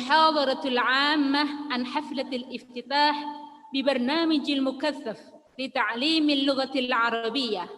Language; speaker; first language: Arabic; non-native, fluent; Indonesian